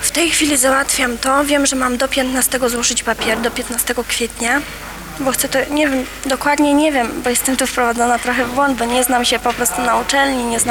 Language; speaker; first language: Polish; native; Polish